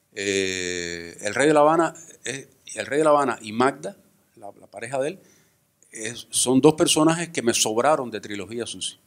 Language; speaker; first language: Spanish; native; Spanish